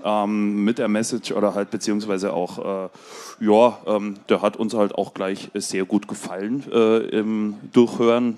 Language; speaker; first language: German; native; German